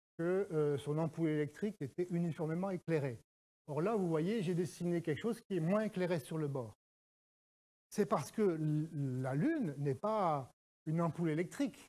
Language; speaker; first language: French; native; French